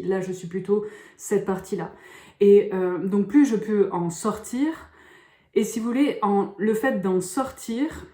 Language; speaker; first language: French; native; French